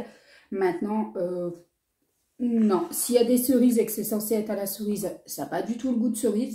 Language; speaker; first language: French; native; French